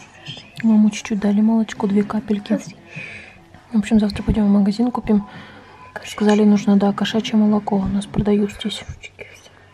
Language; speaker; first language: Russian; native; Russian